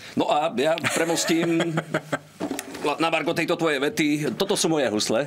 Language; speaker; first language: Slovak; native; Slovak